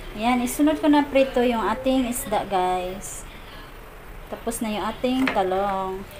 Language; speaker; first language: Filipino; non-native, local second language; Cebuano